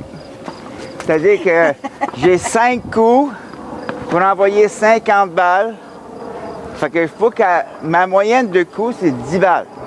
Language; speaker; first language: French; native; French